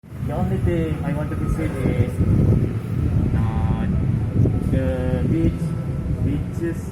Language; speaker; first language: English; non-native, learner; Indonesian